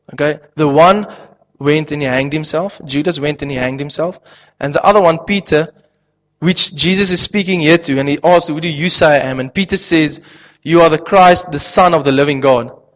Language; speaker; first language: English; non-native, local second language; Afrikaans